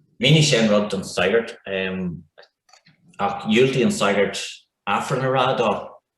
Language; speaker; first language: Irish; non-native, local second language; English